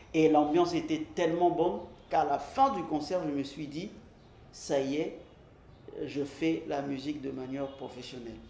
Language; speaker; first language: French; non-native, local second language; Lingala